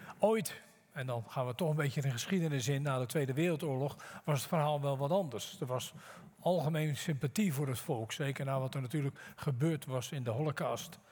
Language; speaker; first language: Dutch; native; Dutch